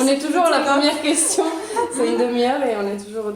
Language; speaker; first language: French; early bilingual, other home language; Italian